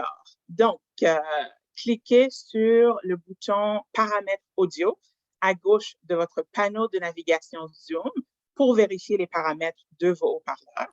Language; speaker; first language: French; native; French